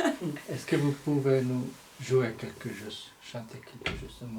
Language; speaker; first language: French; non-native, fluent; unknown